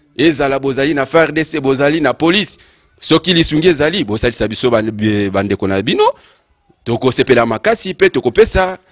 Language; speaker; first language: Lingala; non-native, local second language; Kongo